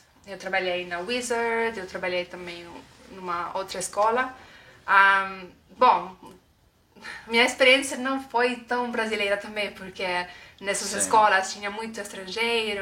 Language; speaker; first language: Portuguese; non-native, fluent; Estonian